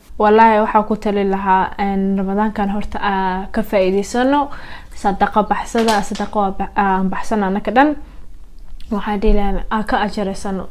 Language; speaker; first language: Somali; early bilingual, heritage; Somali